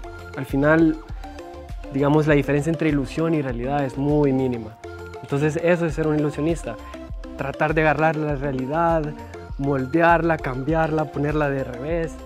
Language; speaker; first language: Spanish; non-native, fluent; Italian